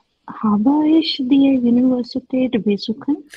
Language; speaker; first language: German; non-native, learner; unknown